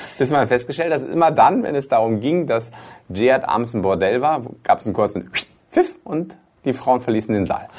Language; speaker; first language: German; native; German